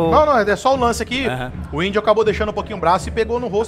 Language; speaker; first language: Portuguese; native; Portuguese